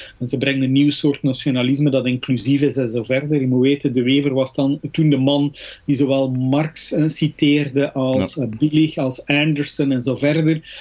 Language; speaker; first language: Dutch; native; Dutch